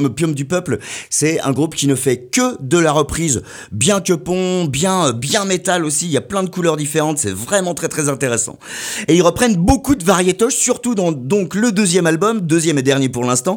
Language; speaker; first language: French; native; French